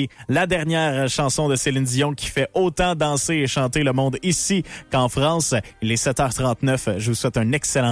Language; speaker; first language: French; native; French